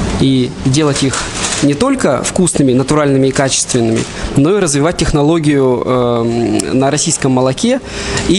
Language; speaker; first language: Russian; native; Russian